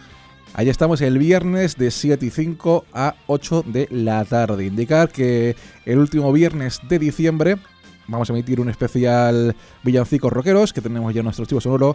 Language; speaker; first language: Spanish; native; Spanish